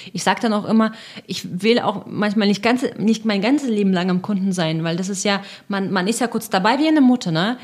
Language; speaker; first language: German; non-native, fluent; Russian